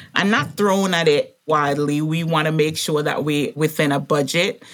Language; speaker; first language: English; native; English